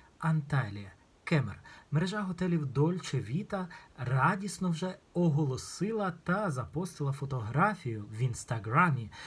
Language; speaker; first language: Ukrainian; non-native, local second language; Russian